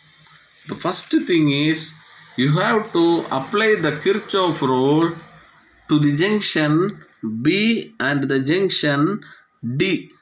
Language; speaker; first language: English; non-native, local second language; Tamil